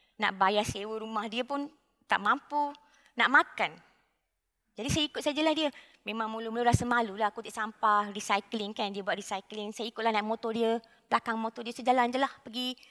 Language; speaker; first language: Malay; non-native, local second language; Tamil